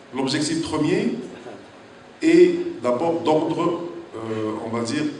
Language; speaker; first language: French; non-native, local second language; Arabic